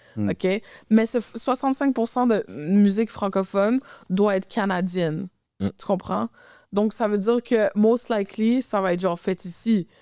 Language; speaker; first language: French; native; French